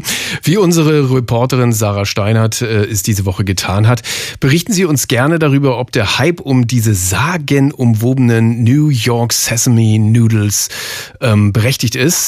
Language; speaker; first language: German; native; German